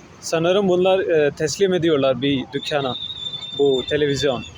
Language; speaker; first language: Turkish; non-native, fluent; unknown